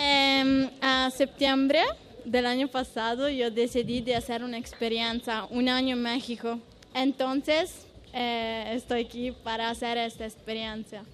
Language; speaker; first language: Spanish; non-native, learner; Italian